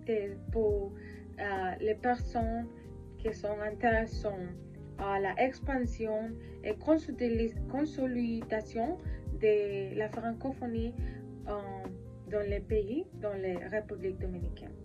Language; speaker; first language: French; non-native, learner; Spanish